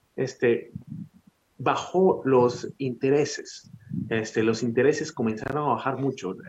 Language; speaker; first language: Spanish; early bilingual, heritage; Spanish